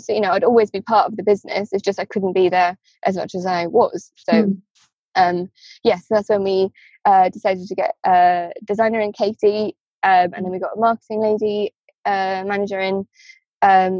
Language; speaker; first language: English; native; English